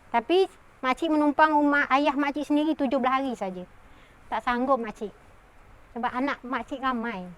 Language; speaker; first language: Malay; native; Malay